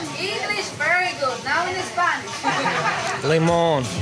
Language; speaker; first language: English; non-native, fluent; Spanish